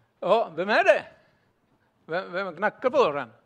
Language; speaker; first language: Swedish; non-native, fluent; Spanish